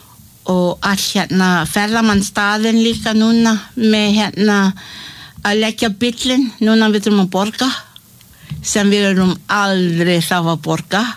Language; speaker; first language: Icelandic; non-native, learner; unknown